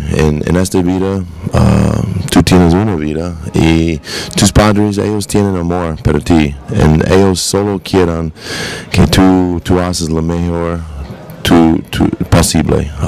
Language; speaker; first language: Spanish; non-native, learner; English